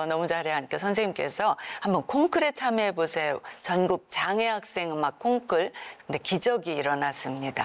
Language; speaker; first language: Korean; native; Korean